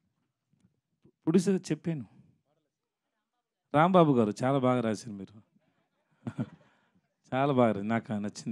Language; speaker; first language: Telugu; non-native, learner; Tamil